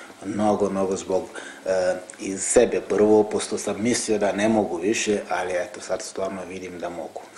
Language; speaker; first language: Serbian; non-native, fluent; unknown